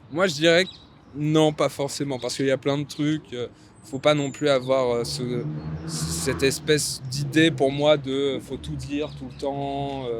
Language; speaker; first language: French; native; French